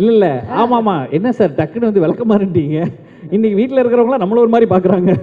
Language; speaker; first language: Tamil; native; Tamil